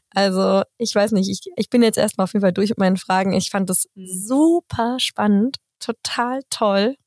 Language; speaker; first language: German; native; German